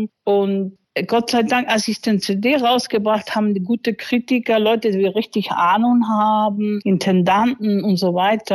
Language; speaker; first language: German; non-native, fluent; English